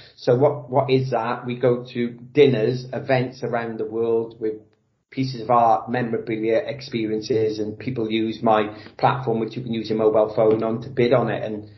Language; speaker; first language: English; native; English